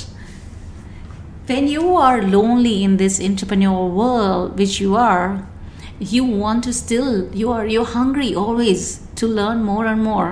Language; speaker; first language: English; non-native, local second language; Hindi